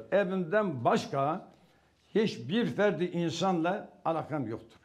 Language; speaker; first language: Turkish; non-native, local second language; Kurdish